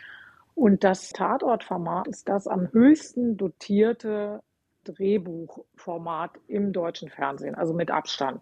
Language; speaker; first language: German; native; German